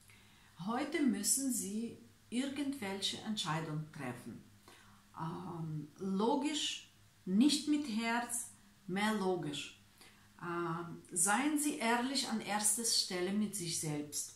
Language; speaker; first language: German; non-native, fluent; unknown